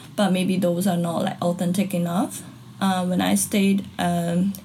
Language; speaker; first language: English; non-native, fluent; Chinese